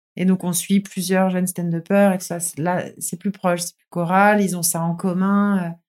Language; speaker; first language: French; native; French